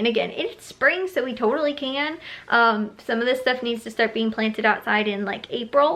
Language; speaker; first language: English; native; English